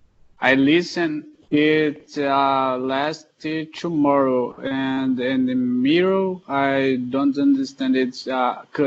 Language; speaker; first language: English; non-native, learner; Portuguese